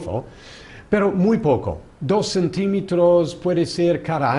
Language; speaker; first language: Spanish; non-native, fluent; English